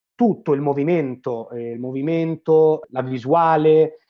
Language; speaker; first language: Italian; native; Italian